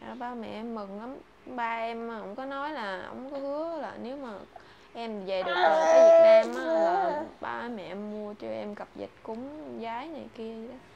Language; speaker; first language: Vietnamese; native; Vietnamese